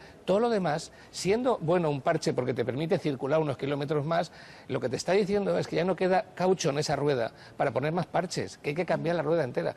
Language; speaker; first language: Spanish; native; Spanish